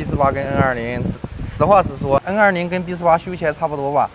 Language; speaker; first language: Chinese; native; Chinese